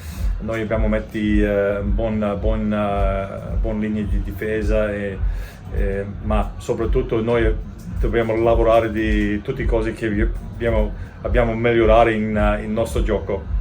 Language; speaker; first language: Italian; non-native, learner; English